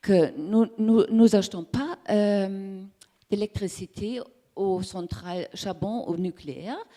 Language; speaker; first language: French; non-native, learner; German